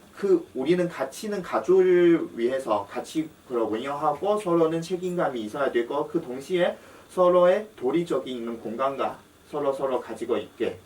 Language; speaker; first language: Korean; non-native, fluent; Chinese